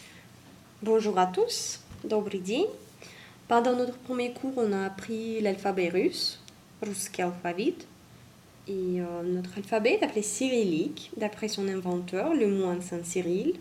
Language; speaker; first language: French; non-native, fluent; Russian